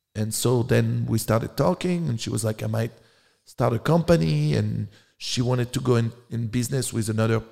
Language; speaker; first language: English; non-native, fluent; French